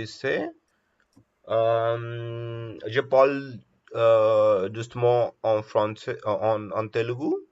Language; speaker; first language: French; non-native, learner; Telugu